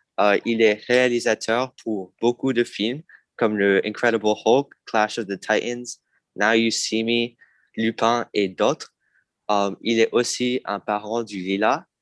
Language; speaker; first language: French; non-native, fluent; English